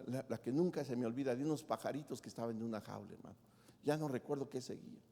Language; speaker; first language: Spanish; native; Spanish